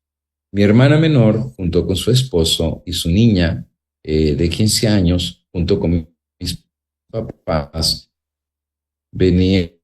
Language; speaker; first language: Spanish; native; Spanish